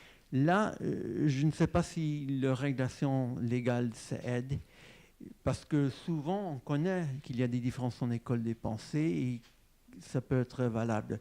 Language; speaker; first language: French; non-native, fluent; English